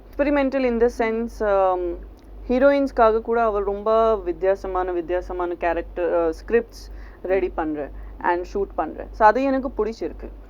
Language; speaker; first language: Tamil; non-native, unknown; Gujarati